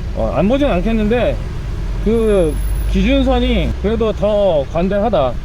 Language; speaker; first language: Korean; native; Korean